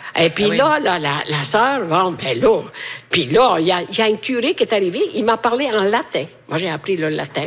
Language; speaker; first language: French; non-native, fluent; Italian